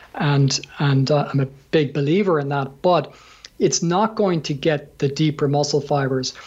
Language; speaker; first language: English; native; English